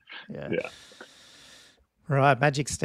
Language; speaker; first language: English; native; English